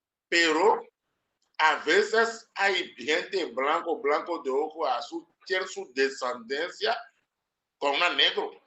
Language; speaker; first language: Spanish; non-native, learner; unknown